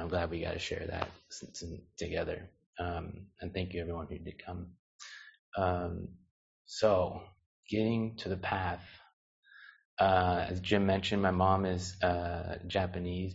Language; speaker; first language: English; native; English